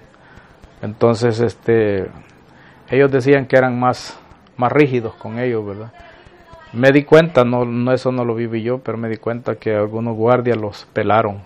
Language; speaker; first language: Spanish; native; Spanish